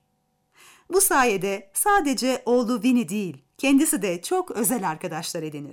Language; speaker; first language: Turkish; native; Turkish